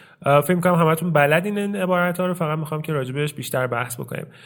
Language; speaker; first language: Persian; native; Persian